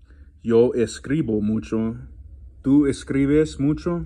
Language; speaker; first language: Spanish; non-native, learner; English